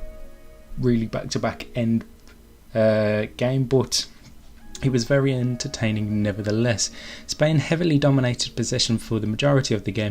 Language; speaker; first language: English; native; English